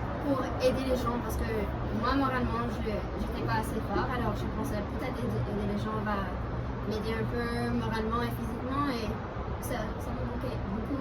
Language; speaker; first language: French; non-native, learner; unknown